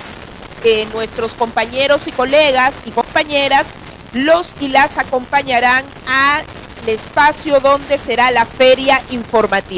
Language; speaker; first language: Spanish; native; Spanish